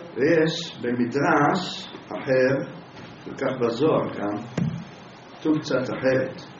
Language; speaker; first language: Hebrew; native; Hebrew